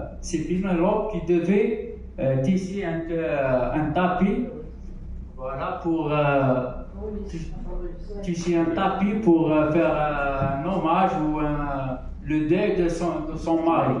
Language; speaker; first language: French; non-native, local second language; Arabic